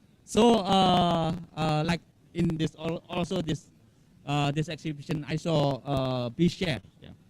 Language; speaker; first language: English; non-native, fluent; Indonesian